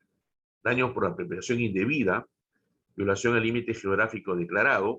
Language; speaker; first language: Spanish; native; Spanish